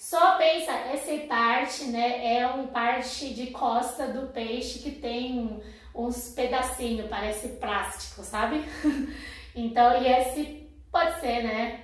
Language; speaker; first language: Portuguese; non-native, fluent; Chinese